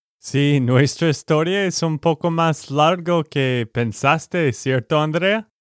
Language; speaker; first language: Spanish; non-native, learner; English